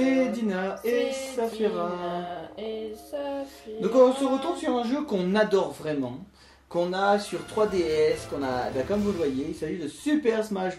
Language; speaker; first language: French; native; French